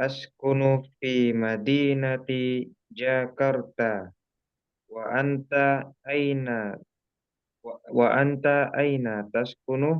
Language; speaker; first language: Arabic; non-native, learner; Indonesian